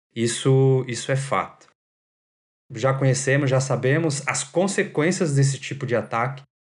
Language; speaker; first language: Portuguese; native; Portuguese